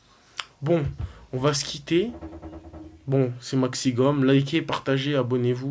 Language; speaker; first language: French; native; French